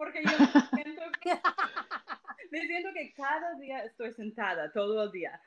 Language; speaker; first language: Spanish; non-native, fluent; English